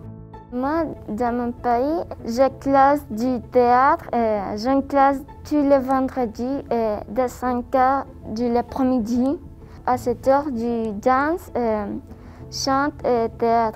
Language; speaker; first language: French; non-native, learner; Spanish